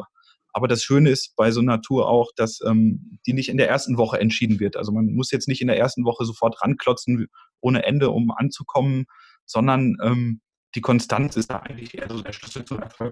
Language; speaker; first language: German; native; German